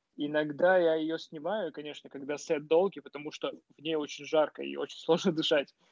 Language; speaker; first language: Russian; native; Russian